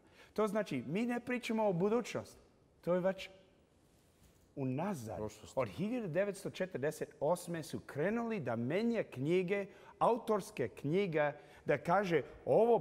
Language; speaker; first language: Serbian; early bilingual, heritage; English